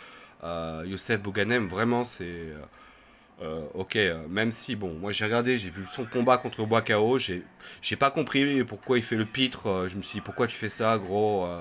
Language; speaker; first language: French; native; French